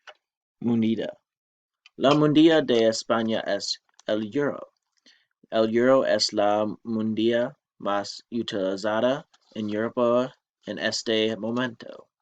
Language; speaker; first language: Spanish; non-native, learner; English